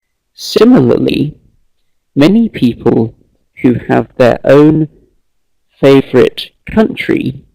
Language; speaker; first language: English; non-native, fluent; Russian